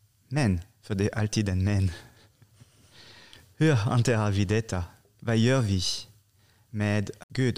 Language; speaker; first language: Swedish; non-native, fluent; French